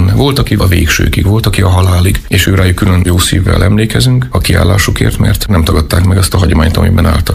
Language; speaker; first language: Hungarian; native; Hungarian